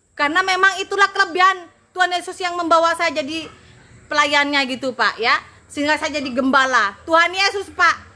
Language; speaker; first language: Indonesian; non-native, local second language; Madurese